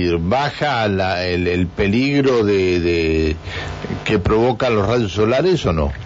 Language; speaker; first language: Spanish; native; Spanish